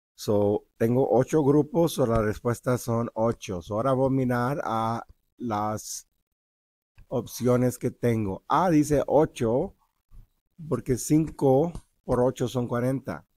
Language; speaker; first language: Spanish; early bilingual, heritage; Spanish